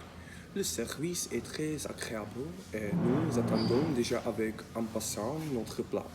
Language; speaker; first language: French; non-native, learner; Czech